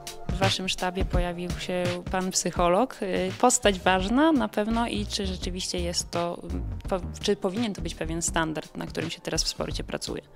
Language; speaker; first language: Polish; native; Polish